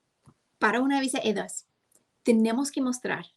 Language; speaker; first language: Spanish; non-native, fluent; English